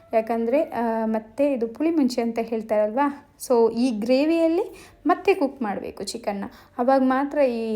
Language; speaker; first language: Kannada; native; Kannada